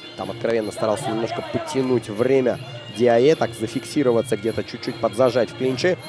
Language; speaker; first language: Russian; native; Russian